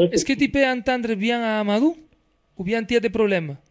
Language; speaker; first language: French; non-native, fluent; Spanish